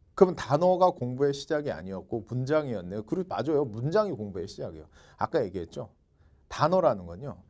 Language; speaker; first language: Korean; native; Korean